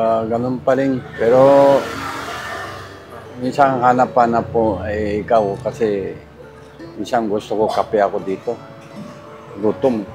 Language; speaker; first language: Filipino; non-native, learner; Japanese